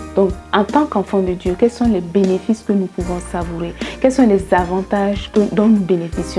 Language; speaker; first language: French; native; French